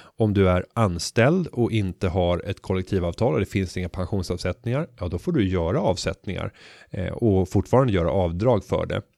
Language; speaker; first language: Swedish; native; Swedish